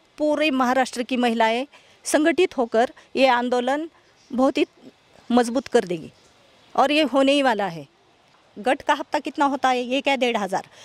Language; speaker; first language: Hindi; non-native, local second language; Marathi